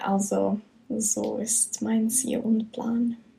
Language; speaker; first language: German; non-native, fluent; Czech